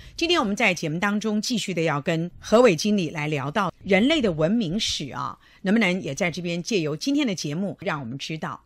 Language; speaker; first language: Chinese; native; Chinese